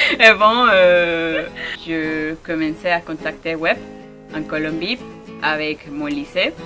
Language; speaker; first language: French; non-native, learner; Spanish